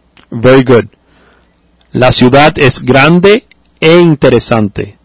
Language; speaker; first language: Spanish; native; Spanish